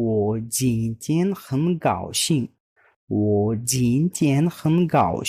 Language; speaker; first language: Chinese; non-native, fluent; Uzbek